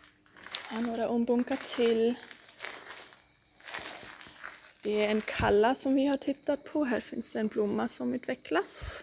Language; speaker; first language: Swedish; non-native, fluent; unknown